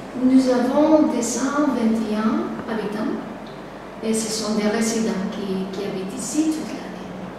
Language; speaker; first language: French; non-native, learner; Spanish